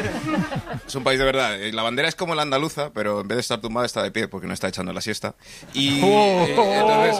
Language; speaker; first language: Spanish; early bilingual, other home language; English